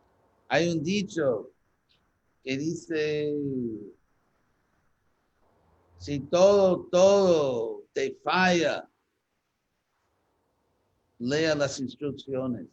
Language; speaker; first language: Spanish; non-native, fluent; English